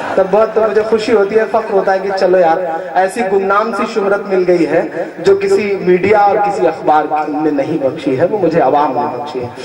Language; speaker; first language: Hindi; native; Hindi